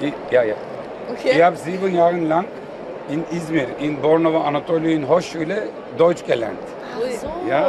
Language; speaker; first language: German; non-native, learner; Turkish